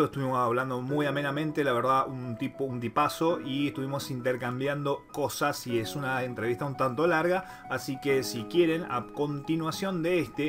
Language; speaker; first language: Spanish; native; Spanish